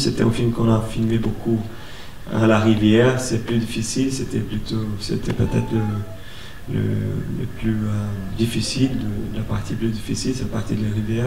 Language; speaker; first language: French; non-native, fluent; Portuguese